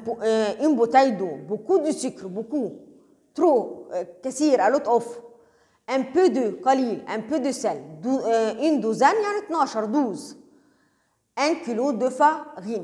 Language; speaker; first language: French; non-native, local second language; Arabic